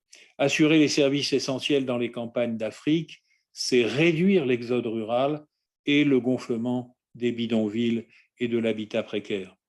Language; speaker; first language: French; native; French